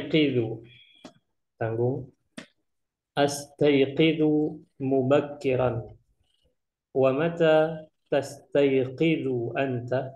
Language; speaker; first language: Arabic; non-native, fluent; Indonesian